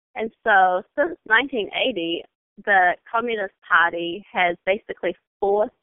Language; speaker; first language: English; native; English